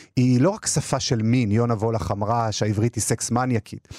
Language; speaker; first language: Hebrew; native; Hebrew